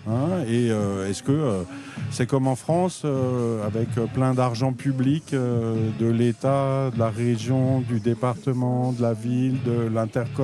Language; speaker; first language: French; native; French